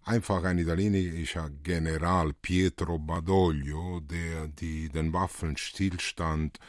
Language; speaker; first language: German; early bilingual, other home language; Italian